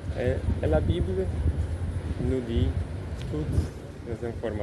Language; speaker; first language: French; non-native, learner; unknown